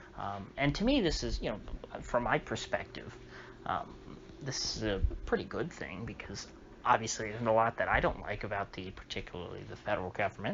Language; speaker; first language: English; native; English